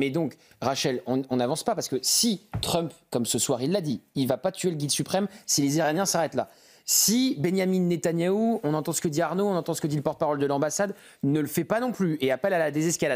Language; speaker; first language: French; native; French